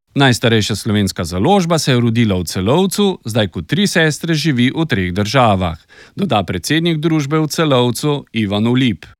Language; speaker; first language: Slovenian; native; Slovenian